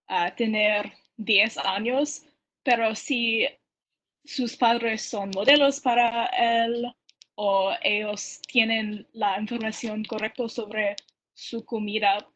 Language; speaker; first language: Spanish; non-native, learner; English